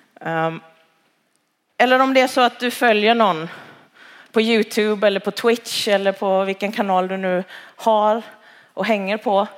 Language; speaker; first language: Swedish; early bilingual, other home language; Cantonese